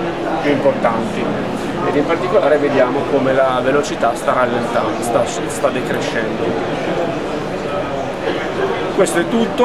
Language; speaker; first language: Italian; native; Italian